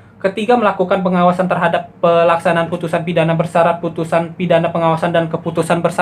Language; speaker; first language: Indonesian; native; Indonesian